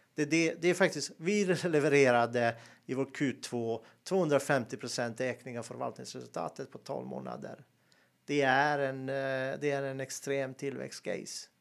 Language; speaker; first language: Swedish; non-native, fluent; Serbian